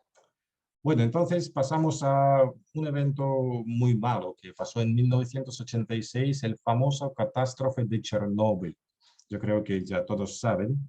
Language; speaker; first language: Spanish; non-native, fluent; Russian